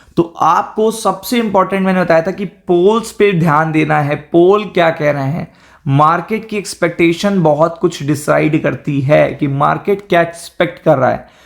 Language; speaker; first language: Hindi; native; Hindi